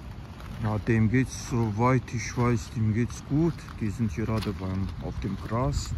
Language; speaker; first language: German; non-native, fluent; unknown